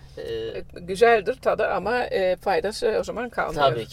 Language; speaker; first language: Turkish; non-native, fluent; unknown